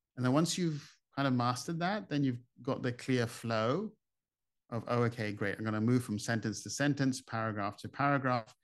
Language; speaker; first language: English; native; English